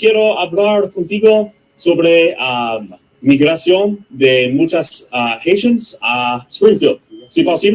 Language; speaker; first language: Spanish; non-native, learner; English